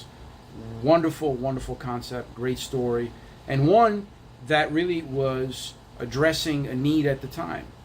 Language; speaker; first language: English; native; English